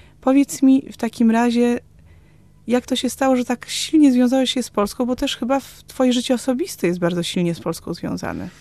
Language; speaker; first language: Polish; native; Polish